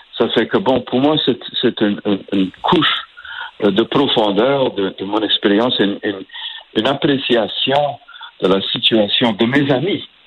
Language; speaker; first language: French; native; French